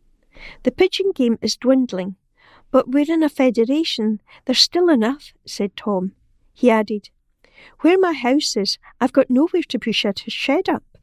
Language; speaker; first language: English; native; English